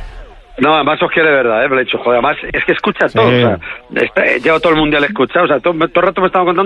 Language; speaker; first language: Spanish; native; Spanish